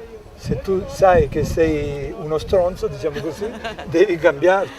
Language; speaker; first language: Italian; native; Italian